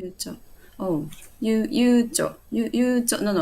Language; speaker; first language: English; non-native, learner; Japanese